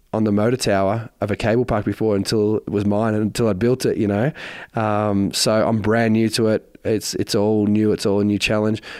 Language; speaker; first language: English; native; English